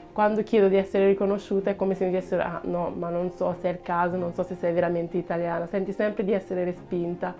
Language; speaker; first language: Italian; early bilingual, other home language; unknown